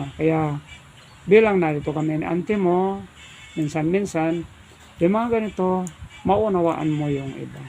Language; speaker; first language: Filipino; non-native, local second language; Iloko